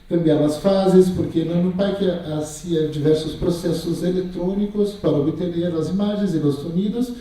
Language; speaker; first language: Portuguese; native; Portuguese